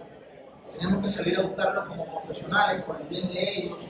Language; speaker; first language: Spanish; native; Spanish